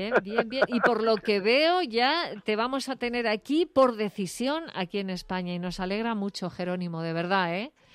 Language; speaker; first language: Spanish; native; Spanish